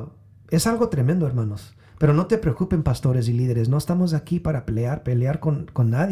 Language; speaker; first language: Spanish; early bilingual, heritage; Spanish